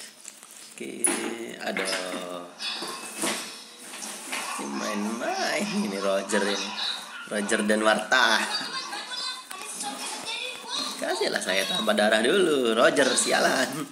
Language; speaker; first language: Indonesian; native; Indonesian